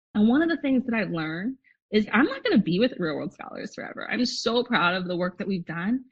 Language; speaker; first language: English; native; English